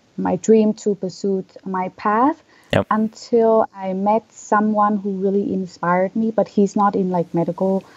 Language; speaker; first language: English; non-native, fluent; Vietnamese